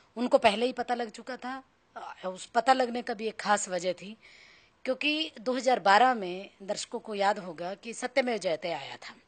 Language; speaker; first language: Hindi; native; Hindi